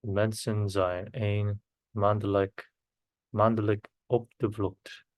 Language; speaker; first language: Dutch; non-native, learner; Korean